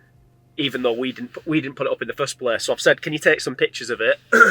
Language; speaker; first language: English; native; English